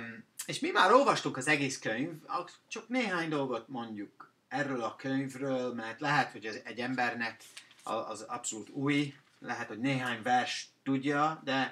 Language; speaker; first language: Hungarian; non-native, fluent; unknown